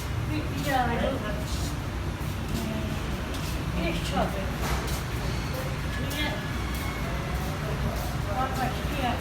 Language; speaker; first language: Hindi; non-native, learner; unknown